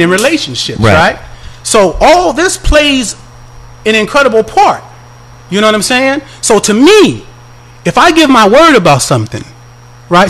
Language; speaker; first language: English; native; English